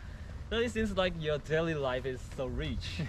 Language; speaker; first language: English; non-native, learner; Chinese